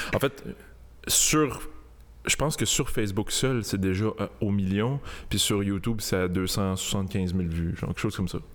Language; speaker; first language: French; native; French